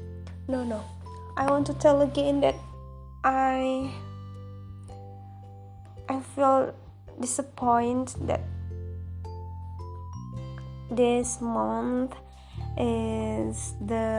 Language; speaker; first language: English; non-native, learner; Indonesian